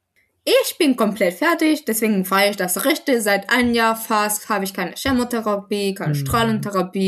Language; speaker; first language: German; non-native, fluent; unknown